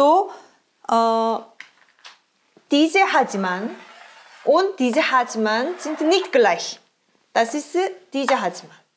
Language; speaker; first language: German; non-native, fluent; Korean